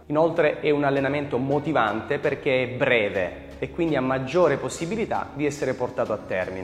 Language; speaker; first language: Italian; native; Italian